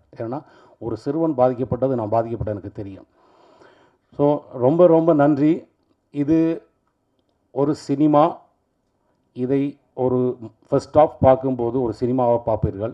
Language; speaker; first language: Tamil; native; Tamil